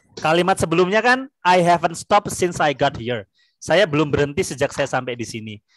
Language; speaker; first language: Indonesian; native; Indonesian